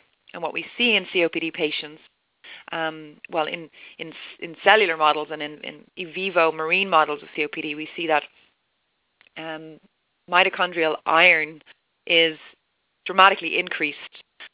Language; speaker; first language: English; native; English